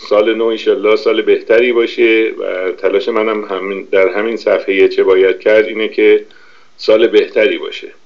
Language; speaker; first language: Persian; native; Persian